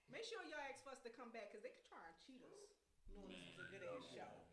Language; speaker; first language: English; native; English